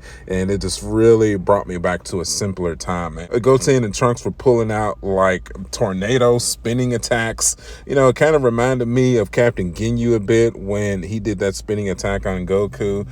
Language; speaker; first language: English; native; English